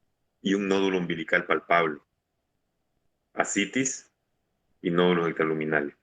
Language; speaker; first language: Spanish; native; Spanish